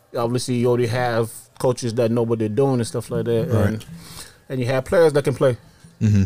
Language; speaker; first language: English; early bilingual, other home language; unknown